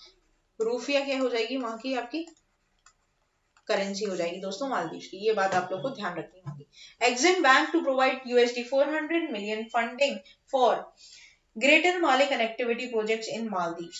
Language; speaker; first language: Hindi; native; Hindi